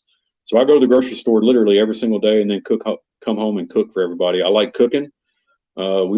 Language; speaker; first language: English; native; English